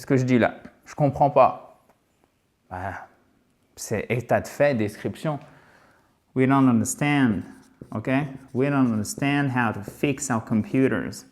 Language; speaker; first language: French; native; French